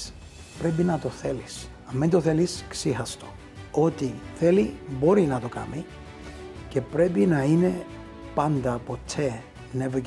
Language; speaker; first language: Greek; early bilingual, heritage; Greek